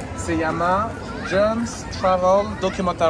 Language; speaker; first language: Spanish; non-native, fluent; French